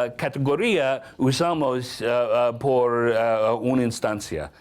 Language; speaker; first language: Spanish; non-native, learner; English